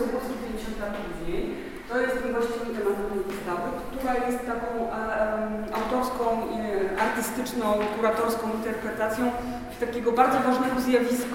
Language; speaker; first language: Polish; native; Polish